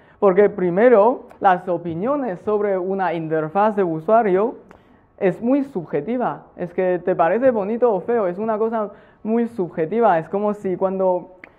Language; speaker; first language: Spanish; non-native, fluent; Chinese